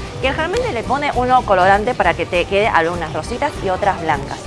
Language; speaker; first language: Spanish; early bilingual, other home language; Chinese